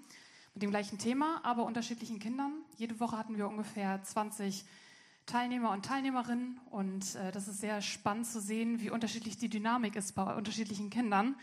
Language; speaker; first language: German; native; German